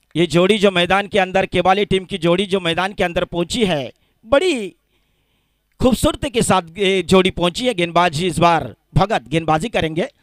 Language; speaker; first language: Hindi; non-native, local second language; Marathi